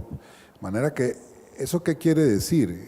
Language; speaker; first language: Spanish; native; Spanish